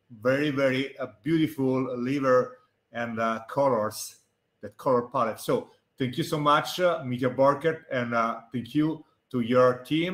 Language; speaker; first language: English; non-native, fluent; Italian